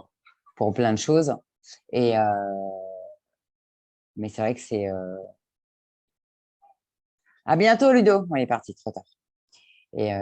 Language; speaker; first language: French; native; French